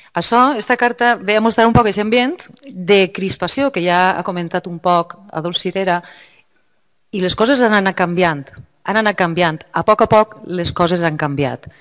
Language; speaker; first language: Catalan; native; Catalan